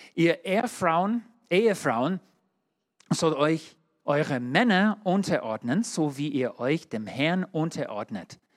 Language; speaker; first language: German; non-native, learner; English